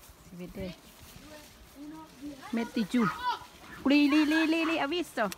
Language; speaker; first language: Italian; non-native, learner; Thai